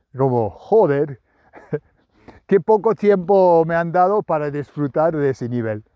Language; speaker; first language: Spanish; non-native, fluent; English